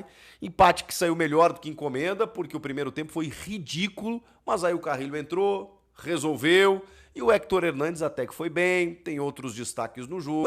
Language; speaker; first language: Portuguese; native; Portuguese